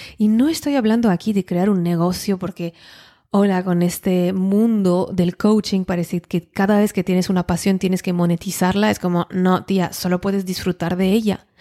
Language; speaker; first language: Spanish; non-native, fluent; French